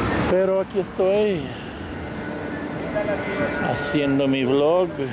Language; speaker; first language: Spanish; non-native, fluent; English